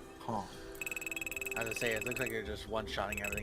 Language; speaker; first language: English; native; English